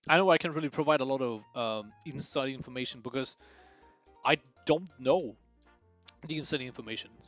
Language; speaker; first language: English; non-native, fluent; Swedish